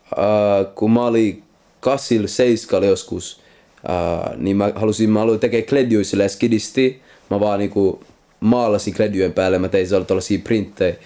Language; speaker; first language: Finnish; non-native, local second language; Swedish